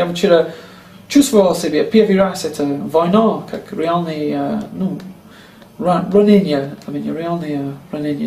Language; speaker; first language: Russian; non-native, learner; English